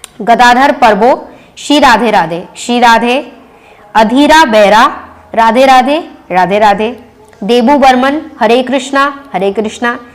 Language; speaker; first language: Hindi; non-native, local second language; Bangla